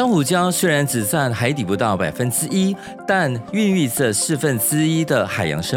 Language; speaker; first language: Chinese; native; Chinese